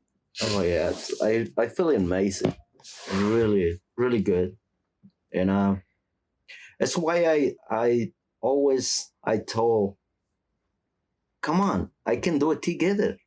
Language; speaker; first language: English; non-native, learner; Spanish